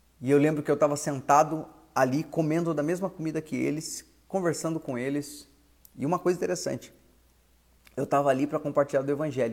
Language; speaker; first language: Portuguese; native; Portuguese